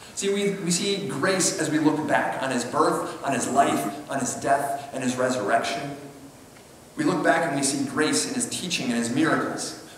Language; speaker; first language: English; native; English